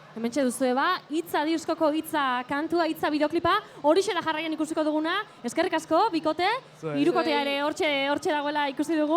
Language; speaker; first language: Basque; native; Basque